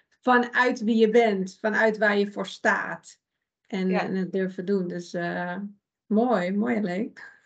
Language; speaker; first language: Dutch; early bilingual, other home language; Persian